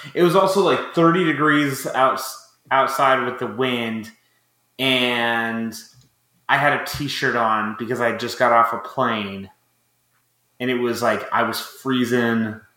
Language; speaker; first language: English; native; English